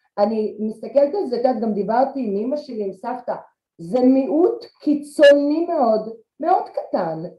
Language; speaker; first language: Hebrew; early bilingual, other home language; Russian